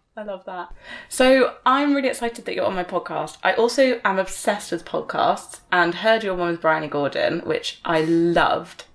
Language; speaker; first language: English; native; English